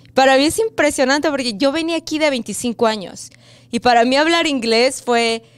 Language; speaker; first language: Spanish; native; Spanish